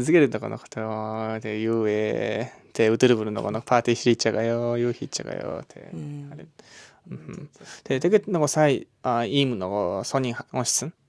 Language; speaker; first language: Mongolian; non-native, learner; Japanese